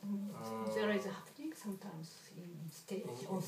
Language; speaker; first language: English; non-native, learner; Japanese